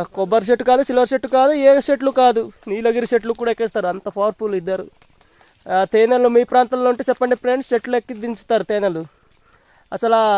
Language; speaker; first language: Telugu; non-native, local second language; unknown